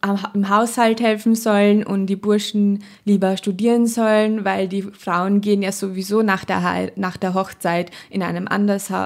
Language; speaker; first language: German; non-native, fluent; Nepali